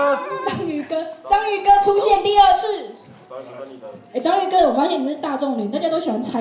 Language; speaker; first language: Chinese; native; Chinese